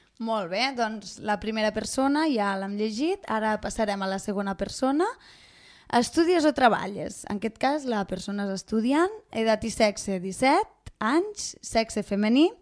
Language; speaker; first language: Catalan; non-native, local second language; Spanish